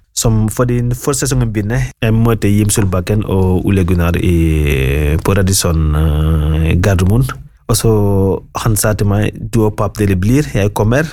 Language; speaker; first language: Norwegian; non-native, fluent; Wolof